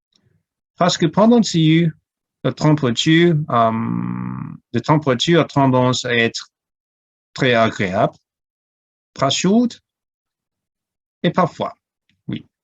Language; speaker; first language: French; non-native, learner; Cantonese